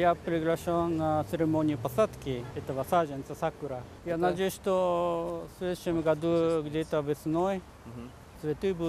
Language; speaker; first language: Russian; non-native, fluent; Japanese